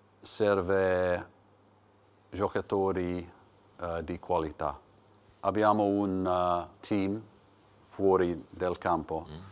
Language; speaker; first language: Italian; non-native, learner; English